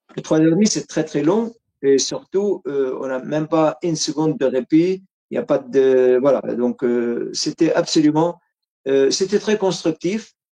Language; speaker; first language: French; non-native, fluent; Arabic